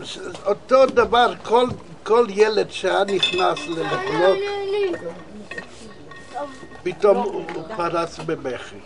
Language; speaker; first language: Hebrew; non-native, fluent; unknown